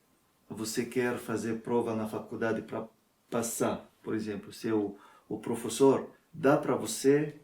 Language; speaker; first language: Portuguese; non-native, learner; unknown